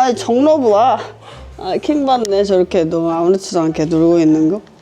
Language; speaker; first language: Korean; native; Korean